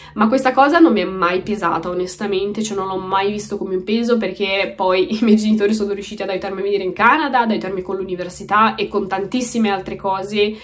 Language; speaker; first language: Italian; early bilingual, other home language; Romanian